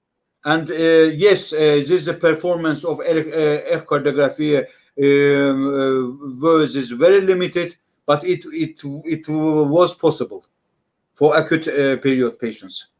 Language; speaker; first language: English; non-native, learner; Russian